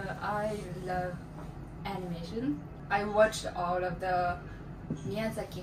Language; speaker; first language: English; non-native, learner; Chinese